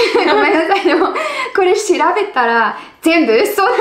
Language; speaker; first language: Japanese; non-native, fluent; English